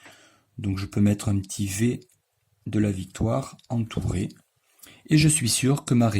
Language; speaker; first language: French; native; French